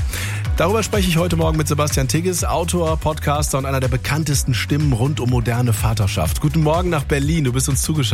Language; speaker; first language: German; native; German